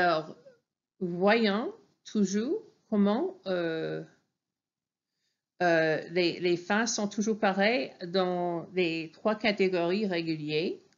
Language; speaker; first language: French; non-native, fluent; English